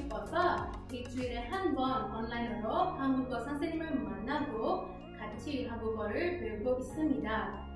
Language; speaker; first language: Korean; non-native, learner; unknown